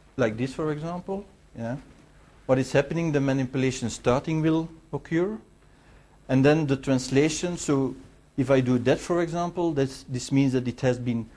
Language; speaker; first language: English; non-native, fluent; Dutch